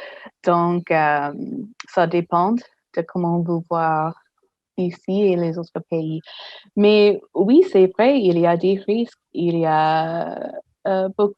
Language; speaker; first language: French; non-native, fluent; English